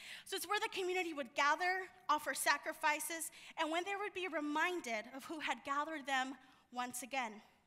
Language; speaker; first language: English; early bilingual, other home language; Spanish